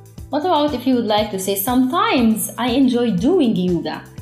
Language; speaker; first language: English; non-native, fluent; Arabic